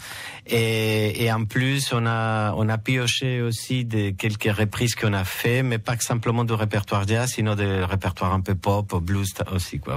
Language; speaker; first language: French; non-native, fluent; Catalan